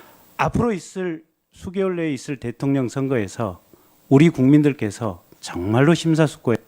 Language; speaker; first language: Korean; native; Korean